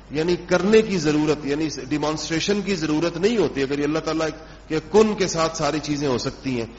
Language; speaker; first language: Urdu; non-native, local second language; Pashto